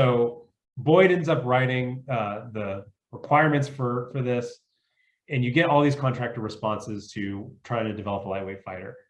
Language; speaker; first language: English; native; English